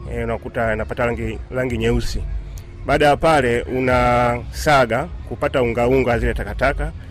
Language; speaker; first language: Swahili; native; Swahili